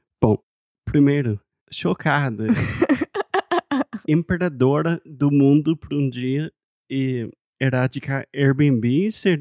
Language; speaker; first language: Portuguese; non-native, fluent; English